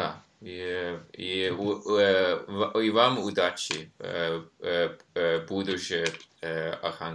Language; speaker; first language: Russian; non-native, learner; Norwegian